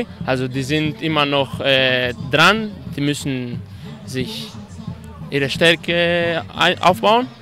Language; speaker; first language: German; non-native, fluent; Greek